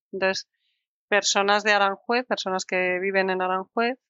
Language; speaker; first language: Spanish; native; Spanish